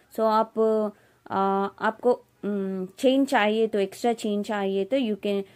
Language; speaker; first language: Hindi; non-native, local second language; Telugu